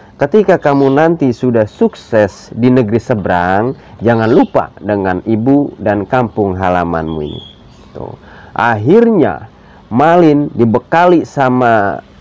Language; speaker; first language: Indonesian; native; Indonesian